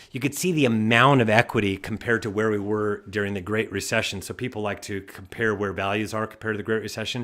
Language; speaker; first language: English; native; English